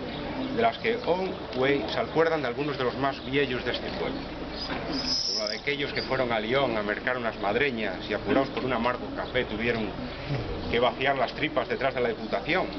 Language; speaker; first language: Spanish; native; Spanish